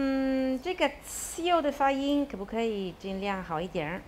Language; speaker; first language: Chinese; non-native, fluent; Italian